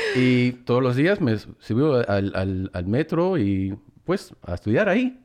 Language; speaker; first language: Spanish; early bilingual, heritage; Spanish